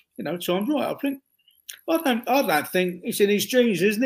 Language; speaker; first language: English; native; English